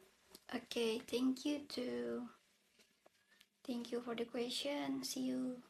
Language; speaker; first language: English; non-native, learner; Indonesian